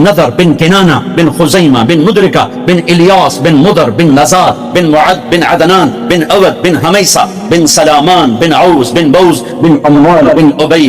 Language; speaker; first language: Hindi; non-native, local second language; Punjabi